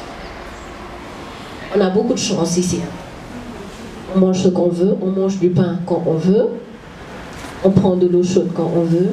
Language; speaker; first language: French; non-native, local second language; Wolof